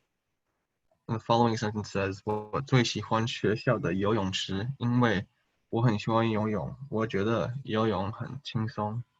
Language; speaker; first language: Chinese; early bilingual, heritage; Chinese